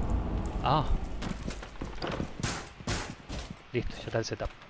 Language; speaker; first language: Spanish; native; Spanish